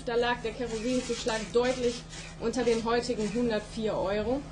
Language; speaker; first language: German; native; German